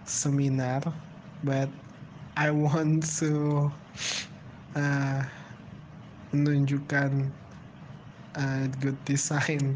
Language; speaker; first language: English; non-native, learner; Indonesian